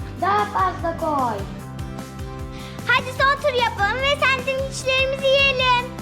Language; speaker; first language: Turkish; early bilingual, heritage; Turkish